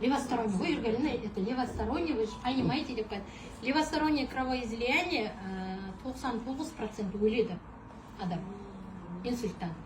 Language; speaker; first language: Russian; non-native, local second language; Kazakh